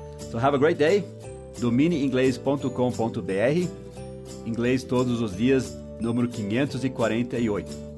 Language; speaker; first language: Portuguese; non-native, fluent; English